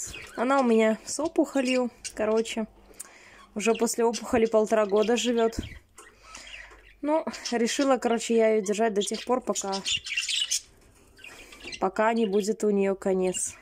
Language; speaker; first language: Russian; native; Russian